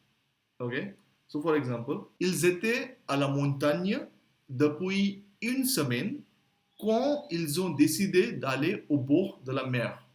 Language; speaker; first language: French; non-native, fluent; Hindi